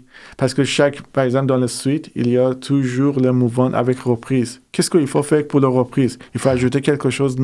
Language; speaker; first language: French; non-native, fluent; Persian